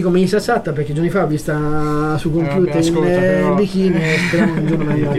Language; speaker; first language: Italian; native; Italian